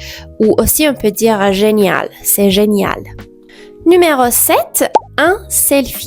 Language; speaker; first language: French; non-native, fluent; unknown